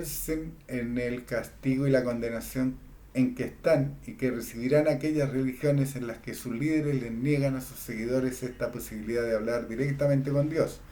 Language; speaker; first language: Spanish; native; Spanish